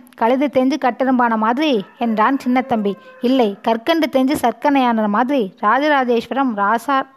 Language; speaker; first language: Tamil; native; Tamil